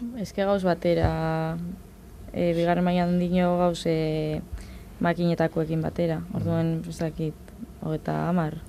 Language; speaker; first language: Basque; native; Basque